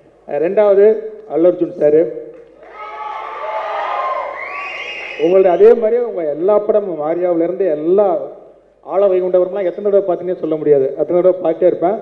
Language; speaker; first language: Tamil; non-native, local second language; Telugu